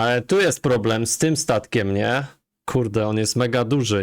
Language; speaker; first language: Polish; native; Polish